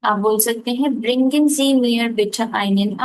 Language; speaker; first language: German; non-native, learner; Hindi